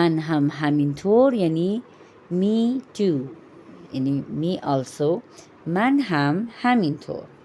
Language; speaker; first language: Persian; non-native, fluent; Urdu